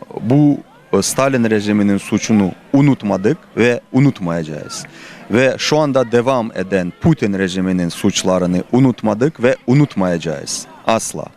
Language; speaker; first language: Turkish; non-native, fluent; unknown